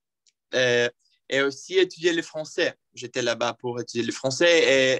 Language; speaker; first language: French; non-native, learner; Portuguese